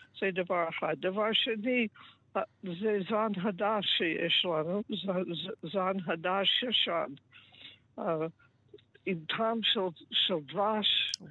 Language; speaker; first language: Hebrew; non-native, fluent; English